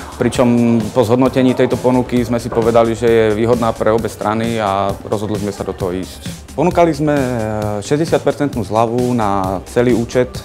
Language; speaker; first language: Slovak; native; Slovak